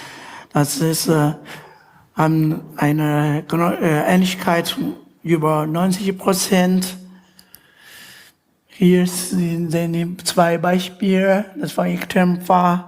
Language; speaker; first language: German; non-native, learner; Chinese